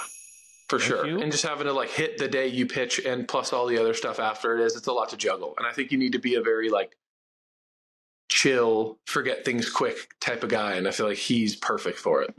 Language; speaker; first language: English; native; English